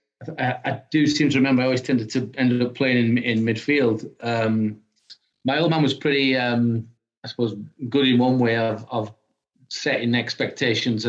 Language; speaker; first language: English; native; English